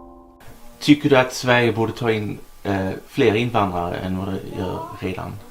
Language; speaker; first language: Swedish; native; Swedish